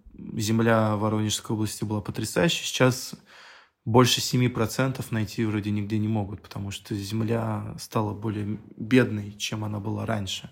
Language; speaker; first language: Russian; native; Russian